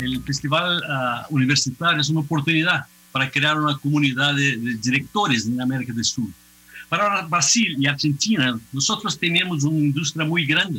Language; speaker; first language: Spanish; non-native, fluent; Portuguese